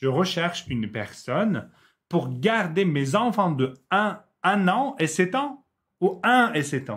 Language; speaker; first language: French; non-native, fluent; Turkish